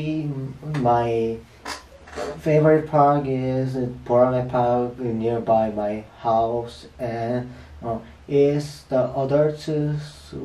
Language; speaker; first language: English; non-native, learner; Korean